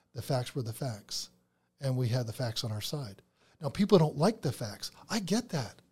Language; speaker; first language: English; native; English